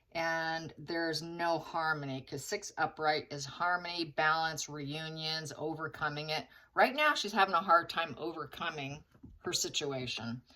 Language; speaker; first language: English; native; English